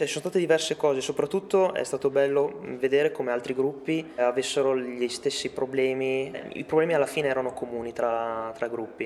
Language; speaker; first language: Italian; native; Italian